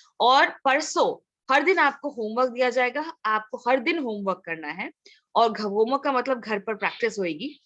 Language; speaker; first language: Hindi; non-native, local second language; Assamese